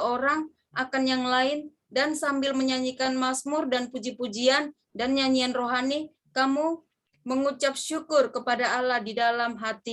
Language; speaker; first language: Indonesian; native; Indonesian